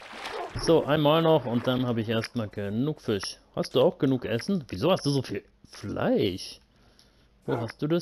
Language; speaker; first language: German; native; German